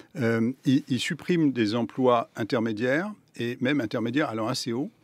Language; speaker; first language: French; native; French